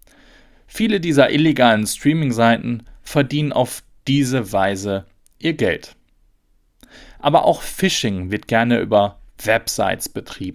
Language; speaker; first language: German; native; German